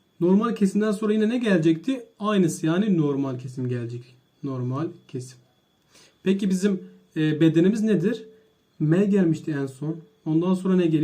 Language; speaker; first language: Turkish; native; Turkish